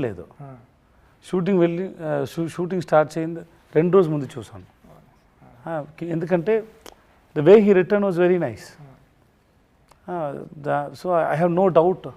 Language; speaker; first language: Telugu; non-native, learner; Tamil